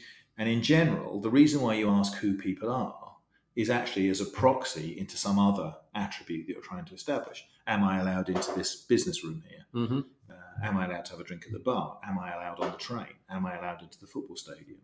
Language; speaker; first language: English; native; English